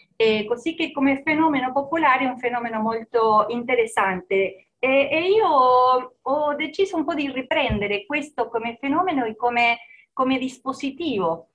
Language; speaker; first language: Italian; non-native, fluent; Spanish